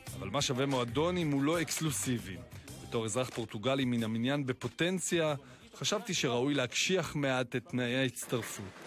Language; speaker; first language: Hebrew; native; Hebrew